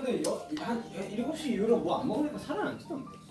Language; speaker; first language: Korean; native; Korean